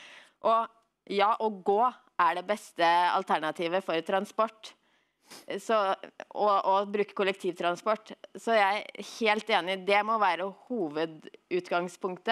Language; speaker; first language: Norwegian; native; Norwegian